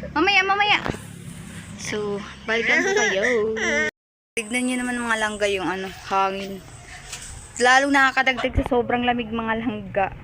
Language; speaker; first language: Filipino; non-native, local second language; Waray